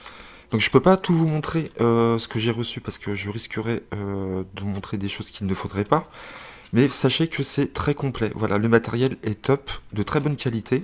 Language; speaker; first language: French; native; French